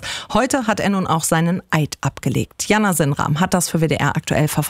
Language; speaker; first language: German; native; German